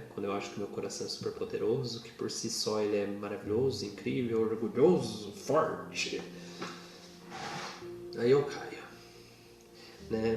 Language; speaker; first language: Portuguese; native; Portuguese